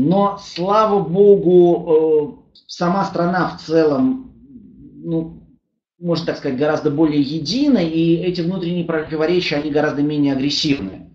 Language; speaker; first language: Russian; native; Russian